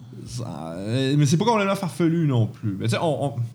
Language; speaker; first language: French; native; French